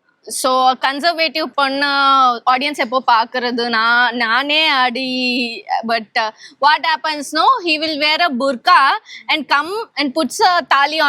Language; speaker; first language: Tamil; non-native, learner; Telugu